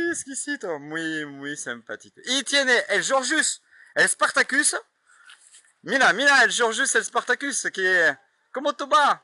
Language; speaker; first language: Spanish; non-native, learner; French